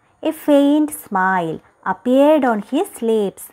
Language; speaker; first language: English; non-native, local second language; Malayalam